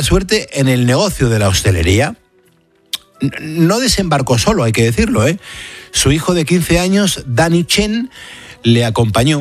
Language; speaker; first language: Spanish; native; Spanish